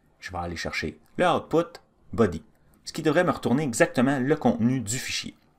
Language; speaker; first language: French; native; French